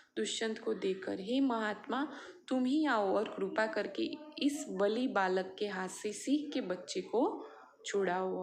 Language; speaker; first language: Hindi; non-native, local second language; Gujarati